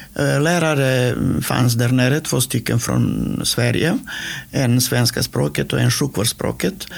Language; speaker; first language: Swedish; non-native, fluent; Macedonian